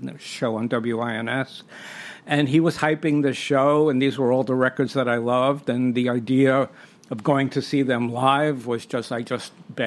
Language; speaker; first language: English; native; English